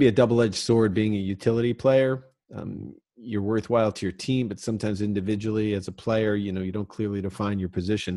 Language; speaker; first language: English; native; English